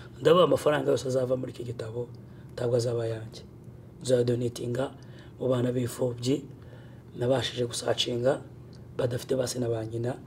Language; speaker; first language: Kinyarwanda; early bilingual, heritage; Kinyarwanda